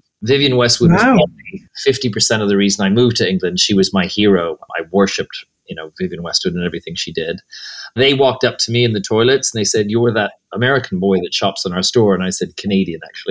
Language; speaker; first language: English; native; English